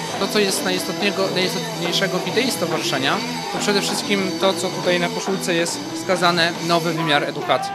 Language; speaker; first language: Polish; native; Polish